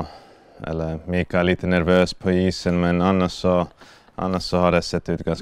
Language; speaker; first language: Swedish; non-native, fluent; Finnish